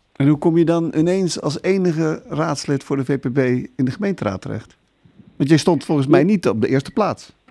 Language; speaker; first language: Dutch; native; Dutch